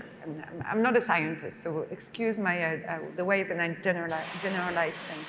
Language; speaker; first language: English; non-native, fluent; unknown